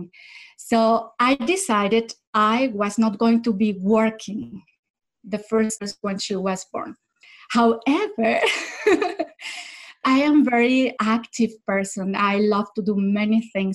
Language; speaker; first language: English; non-native, fluent; Spanish